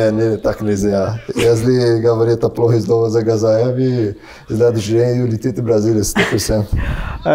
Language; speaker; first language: Russian; non-native, learner; Portuguese